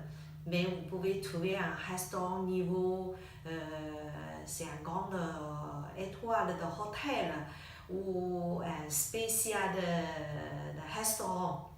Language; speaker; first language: French; non-native, learner; Chinese